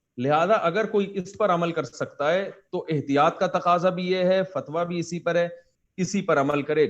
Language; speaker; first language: Urdu; native; Urdu